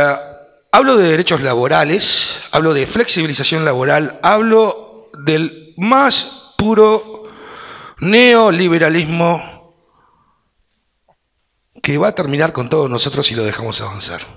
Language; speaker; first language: Spanish; native; Spanish